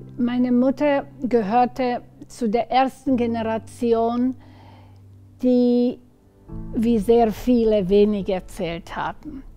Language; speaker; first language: German; non-native, fluent; Slovak